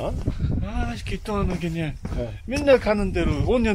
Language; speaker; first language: Korean; non-native, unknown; Mongolian